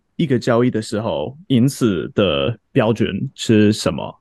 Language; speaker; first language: Chinese; non-native, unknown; English